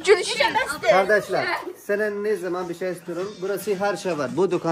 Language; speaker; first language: Turkish; non-native, learner; Hindi